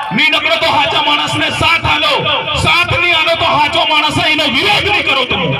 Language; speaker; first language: Gujarati; non-native, local second language; Rathawi